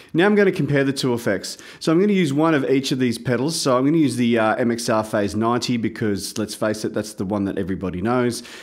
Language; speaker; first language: English; native; English